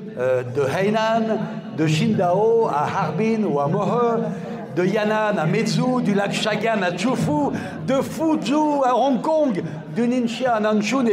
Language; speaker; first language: French; native; French